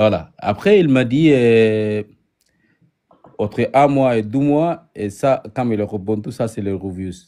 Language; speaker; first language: French; non-native, learner; Arabic